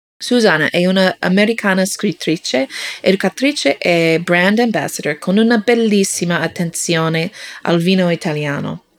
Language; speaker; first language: Italian; non-native, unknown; English